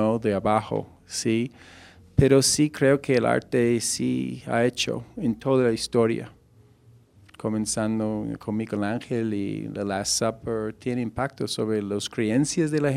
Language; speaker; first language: Spanish; non-native, fluent; English